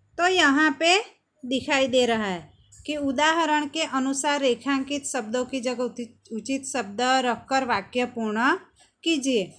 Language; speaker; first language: Hindi; non-native, local second language; Gujarati